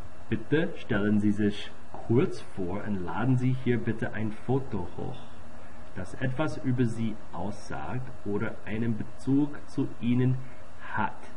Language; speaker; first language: German; non-native, fluent; English